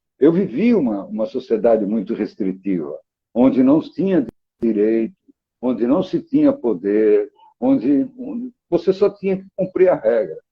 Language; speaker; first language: Portuguese; native; Portuguese